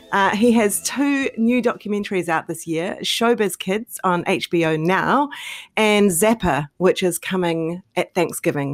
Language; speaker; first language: English; native; English